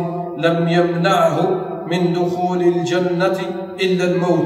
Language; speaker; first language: Arabic; native; Arabic